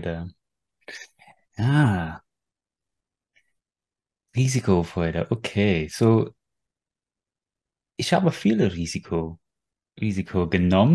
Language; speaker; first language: German; non-native, fluent; English